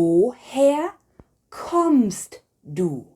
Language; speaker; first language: German; non-native, fluent; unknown